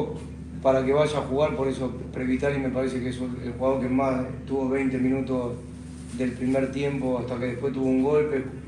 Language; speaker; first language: Spanish; native; Spanish